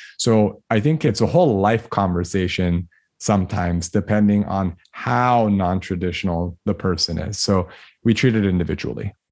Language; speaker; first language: English; early bilingual, other home language; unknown